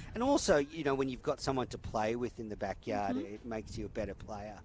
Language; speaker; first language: English; native; English